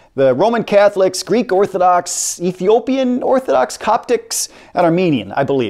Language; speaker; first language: English; native; English